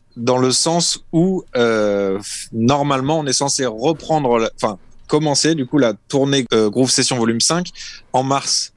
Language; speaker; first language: French; native; French